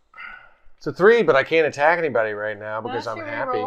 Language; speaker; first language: English; native; English